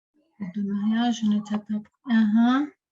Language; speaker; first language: French; non-native, fluent; Portuguese